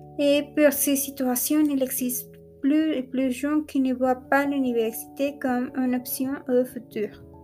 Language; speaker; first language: French; non-native, learner; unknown